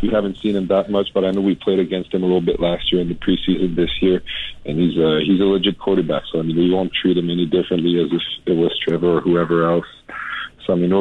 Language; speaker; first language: English; non-native, fluent; French